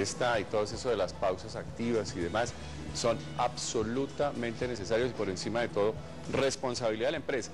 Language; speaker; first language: Spanish; native; Spanish